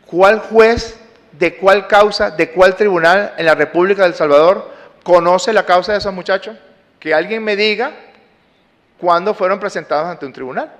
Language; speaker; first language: Spanish; native; Spanish